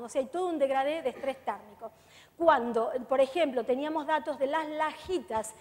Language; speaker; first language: Spanish; native; Spanish